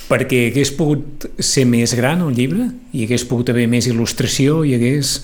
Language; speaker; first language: Catalan; native; Catalan